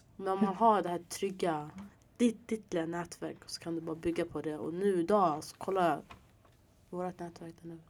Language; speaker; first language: Swedish; early bilingual, other home language; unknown